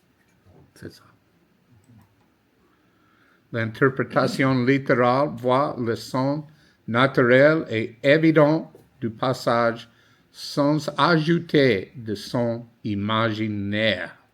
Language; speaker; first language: French; non-native, learner; English